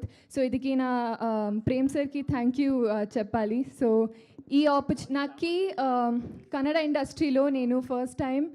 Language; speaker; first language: Telugu; non-native, learner; Kannada